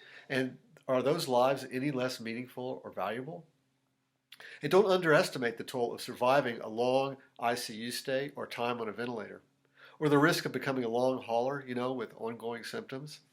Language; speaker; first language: English; native; English